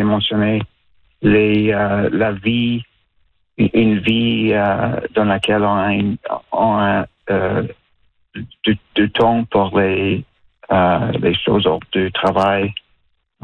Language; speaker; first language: French; non-native, local second language; English